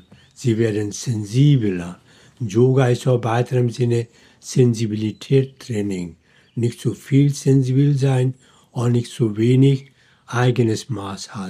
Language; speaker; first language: German; non-native, fluent; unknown